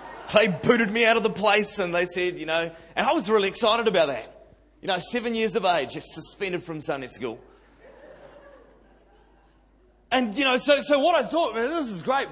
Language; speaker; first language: English; native; English